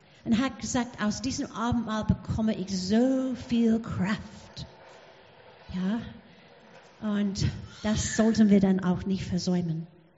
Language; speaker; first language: German; non-native, fluent; English